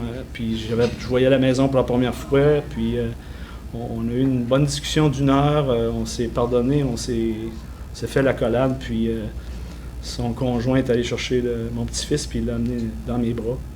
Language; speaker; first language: French; native; French